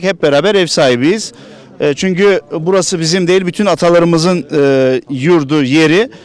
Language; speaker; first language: Turkish; native; Turkish